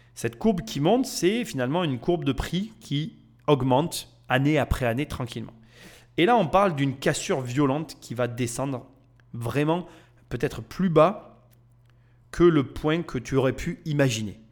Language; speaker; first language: French; native; French